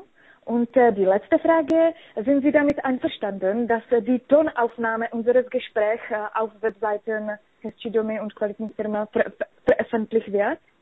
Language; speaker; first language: German; non-native, learner; Czech